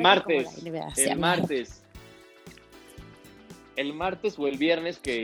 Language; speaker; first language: Spanish; native; Spanish